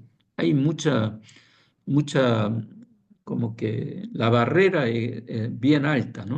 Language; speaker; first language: Spanish; non-native, fluent; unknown